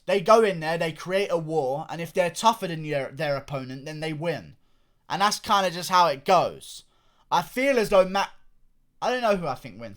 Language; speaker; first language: English; native; English